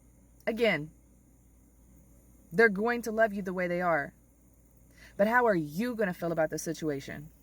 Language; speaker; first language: English; native; English